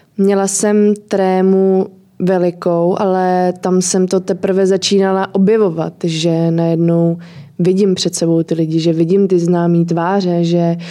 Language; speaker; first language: Czech; native; Czech